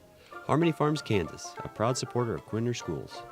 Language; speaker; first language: English; native; English